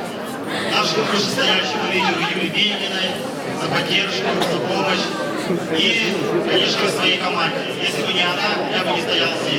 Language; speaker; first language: Russian; native; Russian